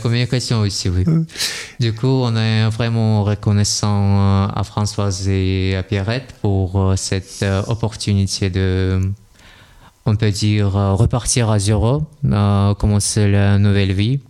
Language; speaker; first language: French; non-native, learner; Russian